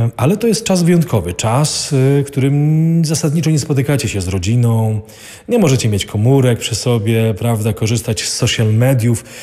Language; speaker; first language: Polish; native; Polish